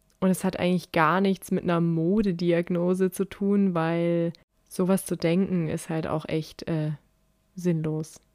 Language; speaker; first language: German; native; German